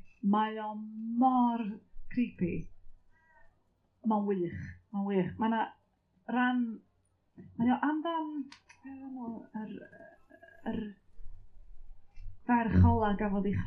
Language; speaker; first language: Welsh; native; Welsh